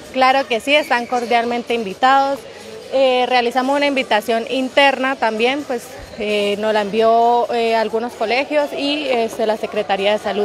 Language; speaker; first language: Spanish; native; Spanish